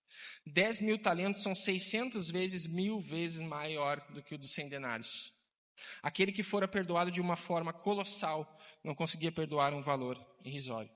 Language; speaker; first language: Portuguese; native; Portuguese